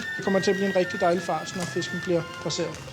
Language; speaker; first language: Danish; native; Danish